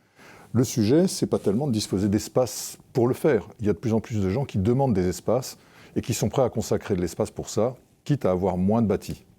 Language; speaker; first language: French; native; French